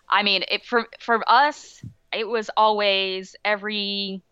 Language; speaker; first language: English; native; English